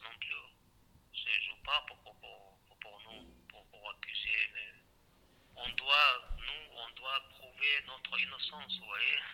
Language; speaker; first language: French; non-native, learner; Chechen